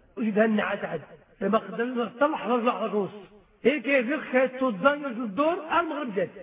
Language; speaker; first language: Arabic; native; Arabic